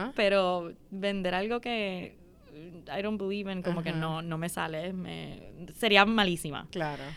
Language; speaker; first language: Spanish; native; Spanish